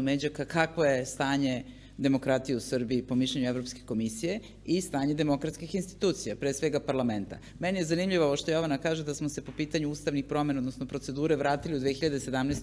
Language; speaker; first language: Serbian; native; Serbian